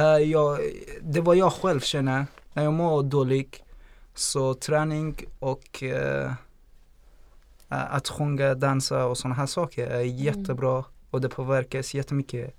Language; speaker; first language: Swedish; non-native, fluent; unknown